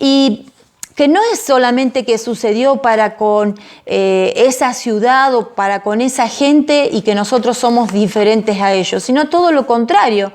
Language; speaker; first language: Spanish; native; Spanish